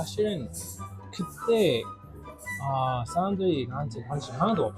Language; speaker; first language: Korean; non-native, fluent; English